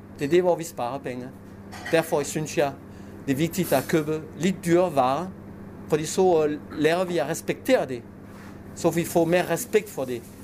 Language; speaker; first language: Danish; non-native, fluent; French